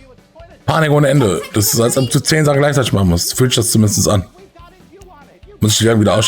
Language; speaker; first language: German; native; German